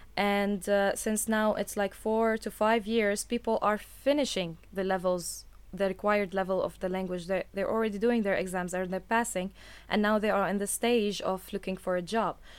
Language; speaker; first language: English; non-native, fluent; Arabic